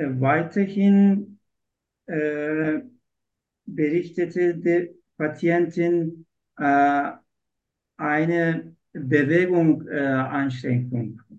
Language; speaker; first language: German; non-native, learner; Turkish